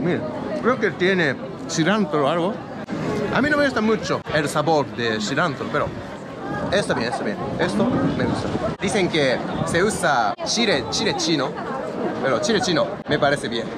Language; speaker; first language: Spanish; non-native, learner; Japanese